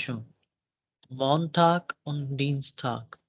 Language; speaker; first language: German; non-native, fluent; Urdu